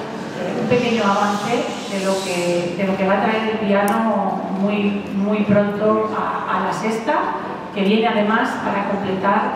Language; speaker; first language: Spanish; native; Spanish